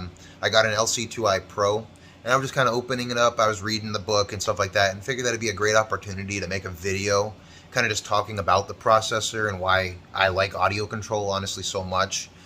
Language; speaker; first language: English; native; English